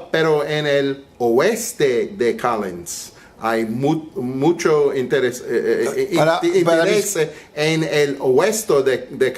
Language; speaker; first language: Spanish; non-native, learner; English